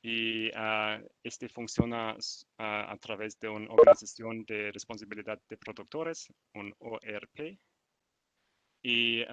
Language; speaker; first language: Spanish; non-native, learner; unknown